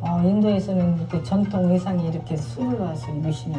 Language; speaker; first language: Korean; native; Korean